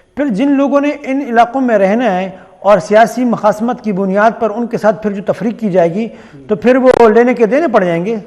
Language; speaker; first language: Urdu; non-native, local second language; Pashto